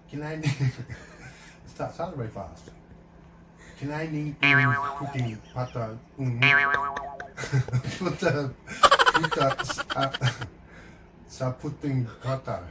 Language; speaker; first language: Filipino; non-native, learner; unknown